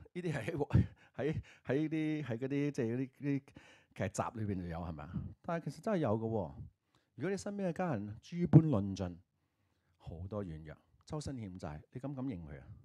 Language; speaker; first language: Cantonese; native; Cantonese